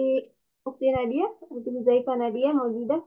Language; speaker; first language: Arabic; non-native, learner; Indonesian